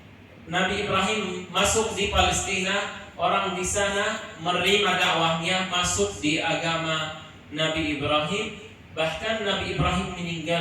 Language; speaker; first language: Indonesian; non-native, fluent; Arabic